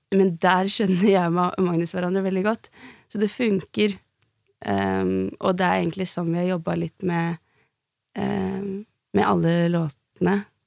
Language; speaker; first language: Norwegian; native; Norwegian